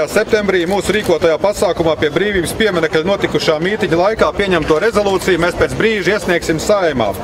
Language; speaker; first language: Latvian; native; Latvian